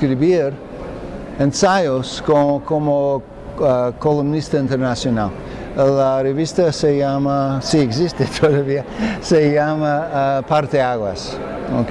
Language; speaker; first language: Spanish; non-native, fluent; English